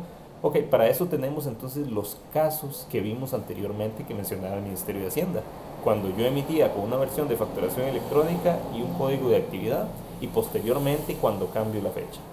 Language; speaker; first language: Spanish; native; Spanish